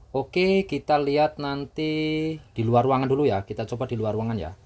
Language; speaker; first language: Indonesian; non-native, local second language; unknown